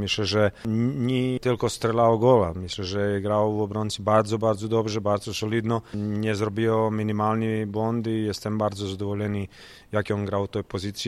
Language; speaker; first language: Polish; non-native, learner; Croatian